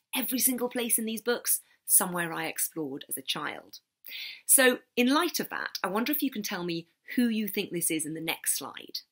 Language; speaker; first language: English; native; English